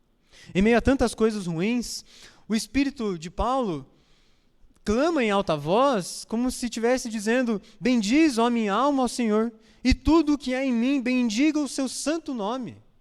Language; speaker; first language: Portuguese; native; Portuguese